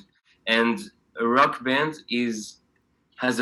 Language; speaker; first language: English; non-native, fluent; French